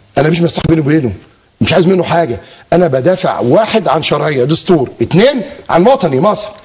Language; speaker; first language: Arabic; native; Arabic